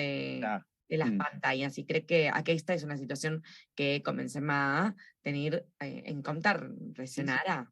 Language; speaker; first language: Catalan; non-native, local second language; Spanish